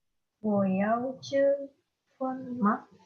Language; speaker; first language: Chinese; non-native, learner; Indonesian